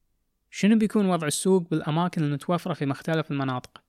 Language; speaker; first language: Arabic; native; Arabic